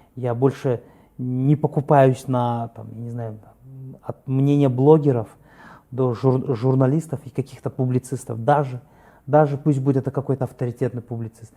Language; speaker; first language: Russian; native; Russian